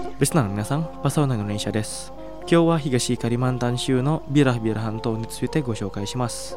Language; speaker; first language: Japanese; non-native, fluent; Indonesian